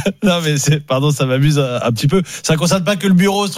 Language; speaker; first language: French; native; French